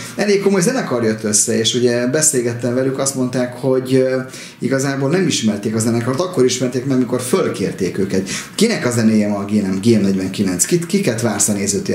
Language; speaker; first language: Hungarian; native; Hungarian